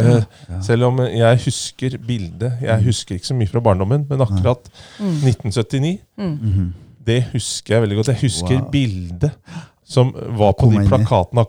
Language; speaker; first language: Norwegian; native; Norwegian